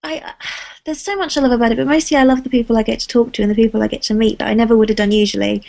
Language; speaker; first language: English; native; English